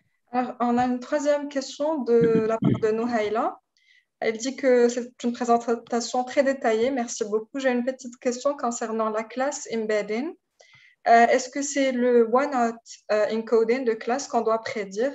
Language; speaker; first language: French; non-native, local second language; Arabic